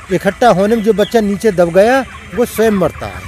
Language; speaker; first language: Hindi; native; Hindi